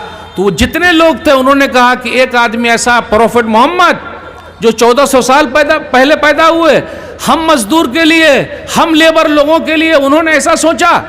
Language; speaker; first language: Hindi; native; Hindi